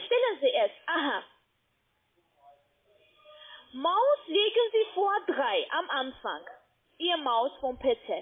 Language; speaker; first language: German; non-native, learner; Russian